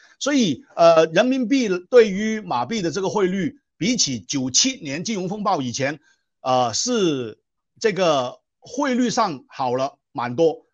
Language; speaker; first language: Chinese; non-native, local second language; Cantonese